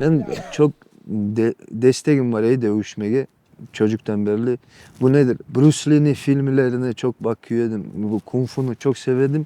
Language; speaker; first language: Turkish; non-native, learner; Kumyk